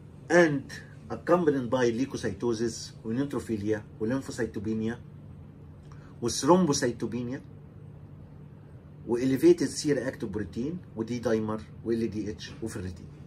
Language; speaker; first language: English; non-native, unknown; Arabic